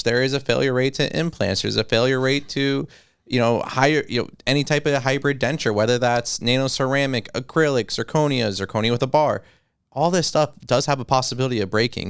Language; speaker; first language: English; native; English